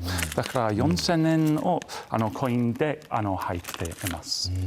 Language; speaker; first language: Japanese; non-native, fluent; English